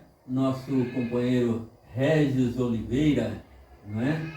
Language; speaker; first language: Portuguese; native; Portuguese